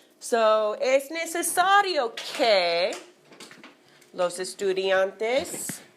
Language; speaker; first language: Spanish; non-native, fluent; English